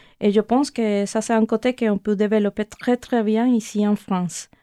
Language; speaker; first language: French; non-native, fluent; Spanish